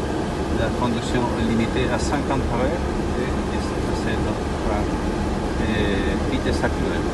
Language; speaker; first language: French; non-native, learner; Spanish